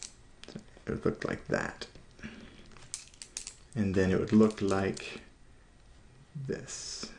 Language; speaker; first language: English; native; English